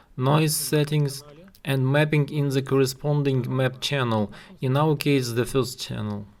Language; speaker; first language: English; non-native, learner; Russian